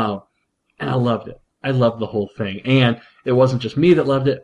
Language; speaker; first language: English; native; English